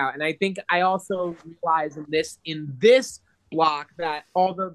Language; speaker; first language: English; native; English